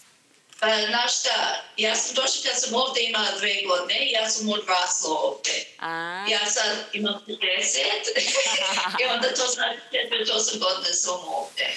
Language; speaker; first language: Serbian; early bilingual, heritage; Serbian